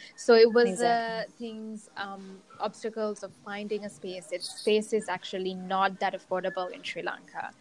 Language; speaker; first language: English; non-native, local second language; Sinhala